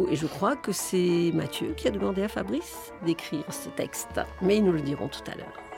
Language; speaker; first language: French; native; French